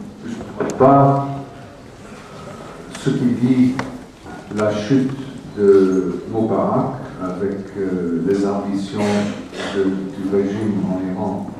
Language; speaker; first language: French; non-native, fluent; English